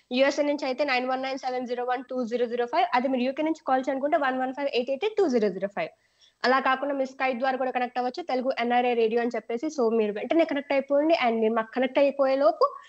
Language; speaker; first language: Telugu; native; Telugu